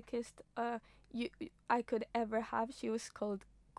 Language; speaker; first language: English; non-native, fluent; Spanish